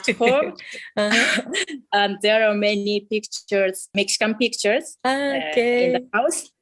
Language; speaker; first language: English; non-native, fluent; Japanese